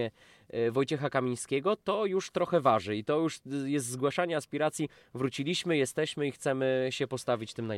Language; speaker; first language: Polish; native; Polish